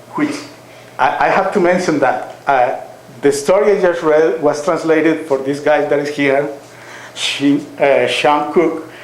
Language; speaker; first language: English; non-native, fluent; Spanish